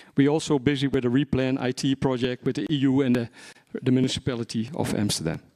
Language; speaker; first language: English; non-native, fluent; Dutch